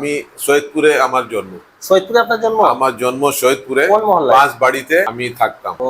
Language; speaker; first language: Bangla; non-native, local second language; Urdu